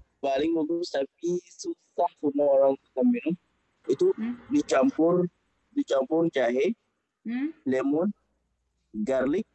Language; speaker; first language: Indonesian; non-native, fluent; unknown